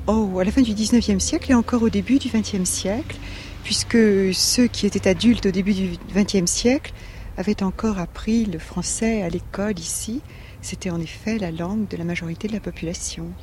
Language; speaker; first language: French; native; French